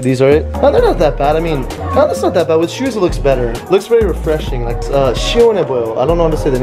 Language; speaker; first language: English; native; English